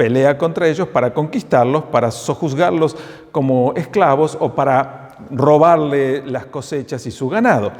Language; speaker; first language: Spanish; native; Spanish